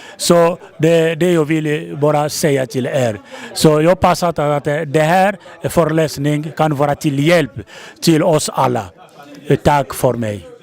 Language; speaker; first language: Swedish; non-native, fluent; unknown